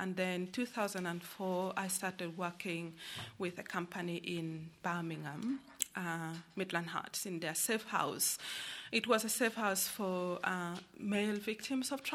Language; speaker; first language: English; non-native, local second language; Acoli